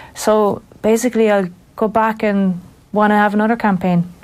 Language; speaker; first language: English; native; English